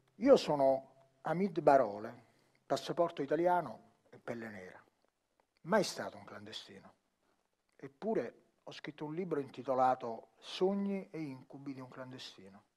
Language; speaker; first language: Italian; non-native, fluent; Tigrinya